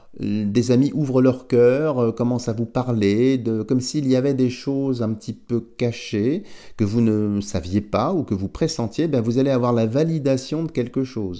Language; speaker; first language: French; native; French